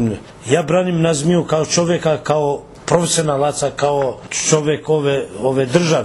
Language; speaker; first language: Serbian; non-native, local second language; Albanian